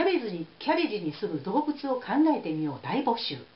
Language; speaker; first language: Japanese; native; Japanese